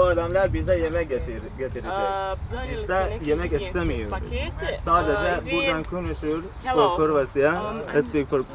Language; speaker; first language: Turkish; non-native, learner; Persian